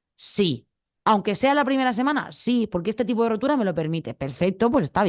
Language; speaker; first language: Spanish; native; Spanish